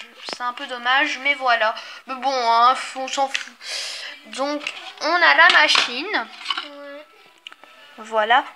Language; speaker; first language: French; native; French